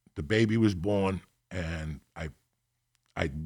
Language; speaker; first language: English; native; English